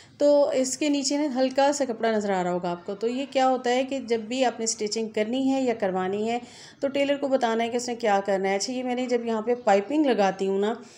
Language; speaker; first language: Urdu; native; Urdu